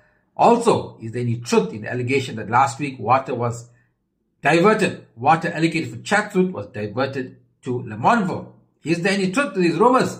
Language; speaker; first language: English; native; English